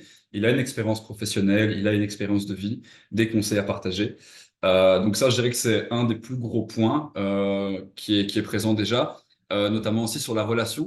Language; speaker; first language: French; native; French